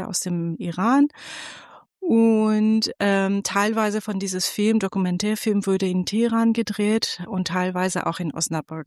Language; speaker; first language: German; non-native, fluent; Persian